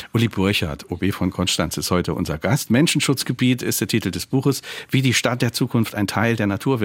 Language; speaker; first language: German; native; German